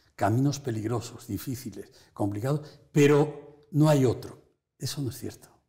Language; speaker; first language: Spanish; native; Spanish